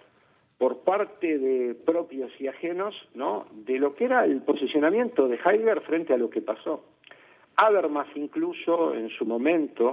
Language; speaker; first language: Spanish; native; Spanish